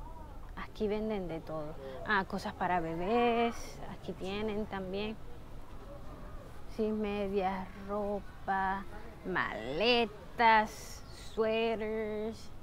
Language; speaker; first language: Spanish; early bilingual, heritage; Spanish